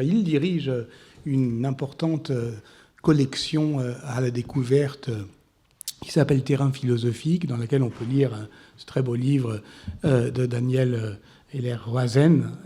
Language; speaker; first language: French; native; French